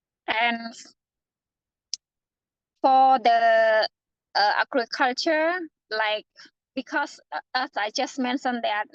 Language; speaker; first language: English; non-native, fluent; Khmer